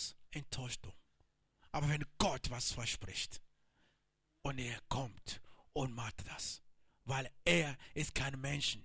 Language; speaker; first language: German; non-native, learner; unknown